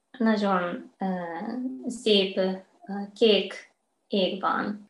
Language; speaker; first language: Hungarian; non-native, fluent; Japanese